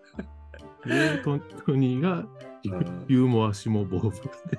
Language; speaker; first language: Japanese; native; Japanese